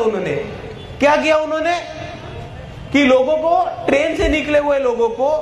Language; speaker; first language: Hindi; non-native, local second language; Marathi